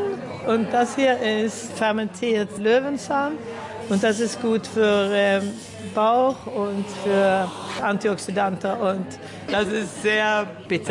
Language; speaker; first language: German; early bilingual, heritage; German